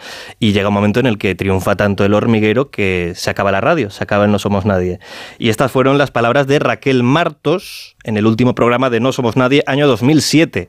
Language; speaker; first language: Spanish; native; Spanish